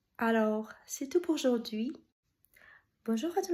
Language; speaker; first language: French; non-native, fluent; Russian